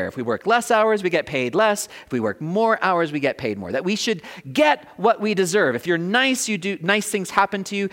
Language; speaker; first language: English; native; English